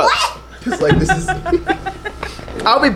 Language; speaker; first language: English; non-native, fluent; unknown